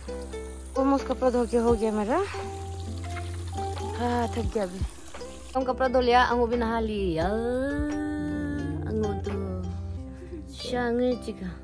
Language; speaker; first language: Hindi; non-native, local second language; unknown